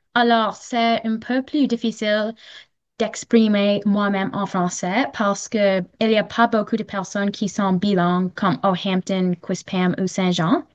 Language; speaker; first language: French; non-native, local second language; English